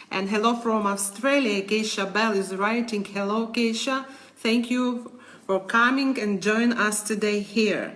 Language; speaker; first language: English; non-native, learner; Ukrainian